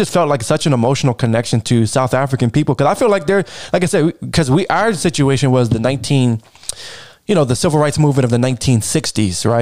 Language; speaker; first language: English; native; English